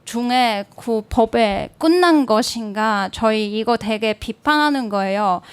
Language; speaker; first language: Korean; non-native, learner; Cantonese